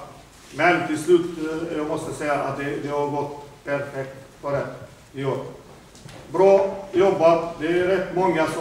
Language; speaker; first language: Swedish; non-native, fluent; Macedonian